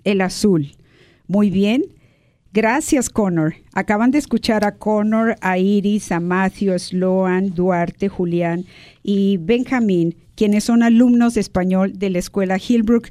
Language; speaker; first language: Spanish; native; Spanish